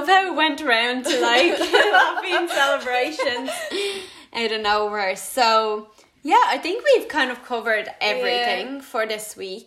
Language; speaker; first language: English; early bilingual, other home language; Latvian